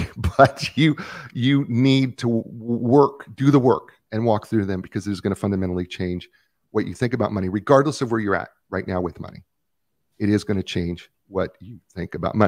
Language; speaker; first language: English; native; English